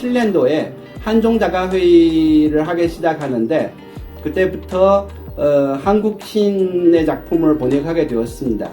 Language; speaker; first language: Korean; non-native, fluent; Chinese